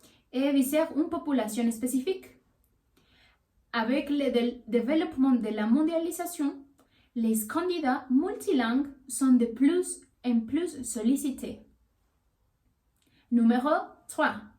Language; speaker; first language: French; non-native, learner; Spanish